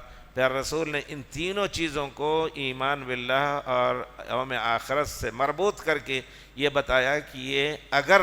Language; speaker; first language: Urdu; native; Urdu